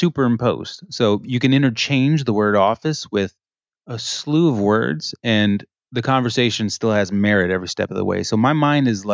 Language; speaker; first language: English; early bilingual, other home language; French